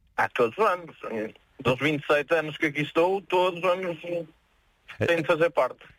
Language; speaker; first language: Portuguese; native; Portuguese